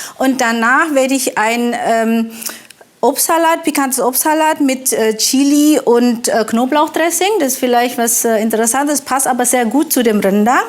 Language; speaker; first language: German; non-native, fluent; Indonesian